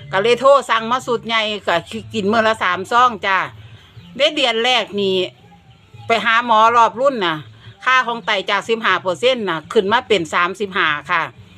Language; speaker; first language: Thai; non-native, local second language; Northeastern Thai